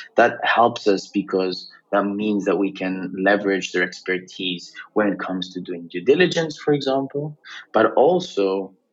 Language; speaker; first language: English; non-native, fluent; Greek